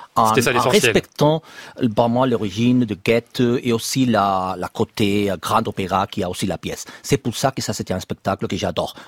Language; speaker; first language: French; non-native, fluent; Spanish